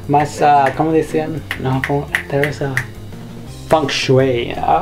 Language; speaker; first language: Spanish; native; Spanish